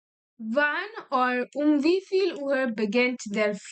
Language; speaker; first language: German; non-native, learner; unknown